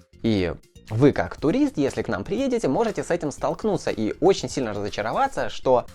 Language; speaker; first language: Russian; native; Russian